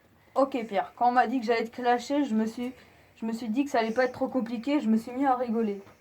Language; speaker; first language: French; native; French